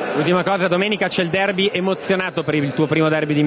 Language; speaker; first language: Italian; native; Italian